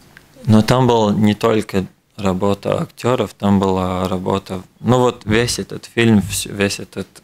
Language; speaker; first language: Russian; non-native, local second language; Latvian